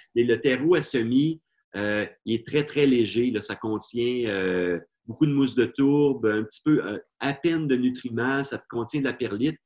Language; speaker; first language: French; native; French